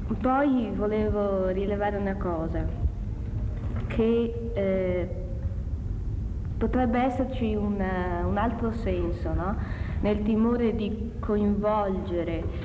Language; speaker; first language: Italian; native; Italian